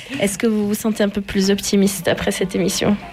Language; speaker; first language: French; native; French